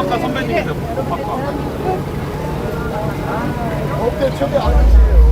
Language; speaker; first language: Korean; native; Korean